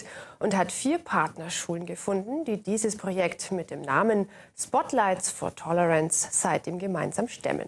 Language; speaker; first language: German; native; German